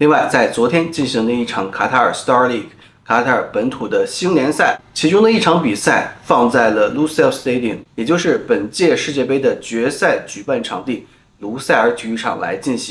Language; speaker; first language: Chinese; native; Chinese